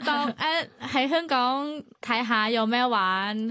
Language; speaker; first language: Cantonese; non-native, fluent; Thai